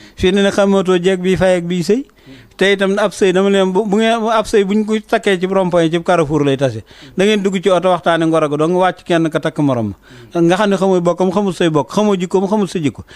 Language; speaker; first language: Wolof; native; Wolof